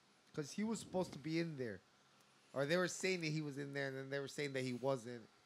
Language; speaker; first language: English; early bilingual, other home language; Spanish